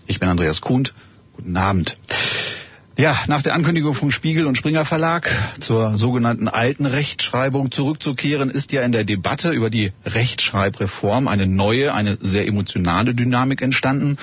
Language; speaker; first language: German; native; German